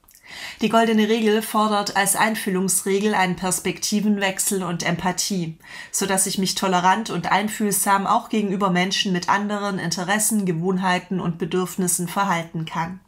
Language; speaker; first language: German; native; German